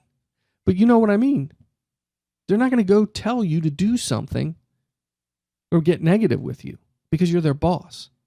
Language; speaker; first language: English; native; English